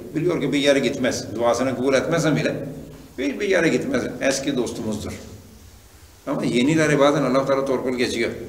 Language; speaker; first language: Turkish; non-native, fluent; Urdu